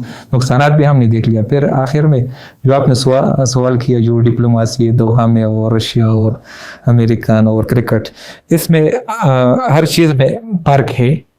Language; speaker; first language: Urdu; non-native, learner; Pashto